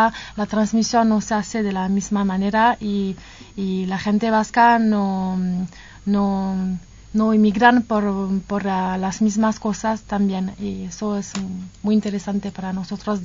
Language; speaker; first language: Spanish; non-native, fluent; French